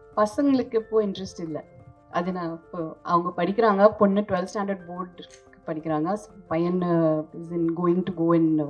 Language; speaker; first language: Tamil; non-native, fluent; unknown